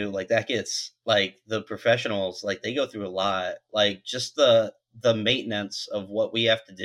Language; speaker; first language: English; native; English